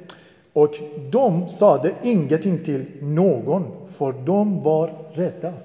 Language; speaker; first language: Swedish; non-native, fluent; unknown